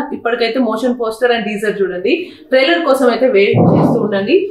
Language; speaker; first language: Telugu; native; Telugu